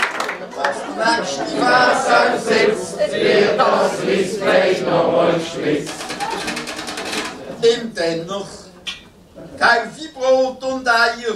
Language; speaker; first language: German; native; German